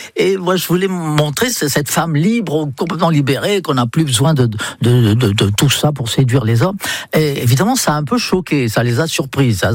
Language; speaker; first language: French; non-native, fluent; English